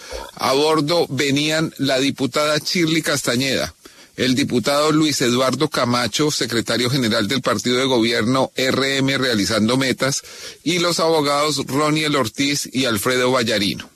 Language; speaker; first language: Spanish; native; Spanish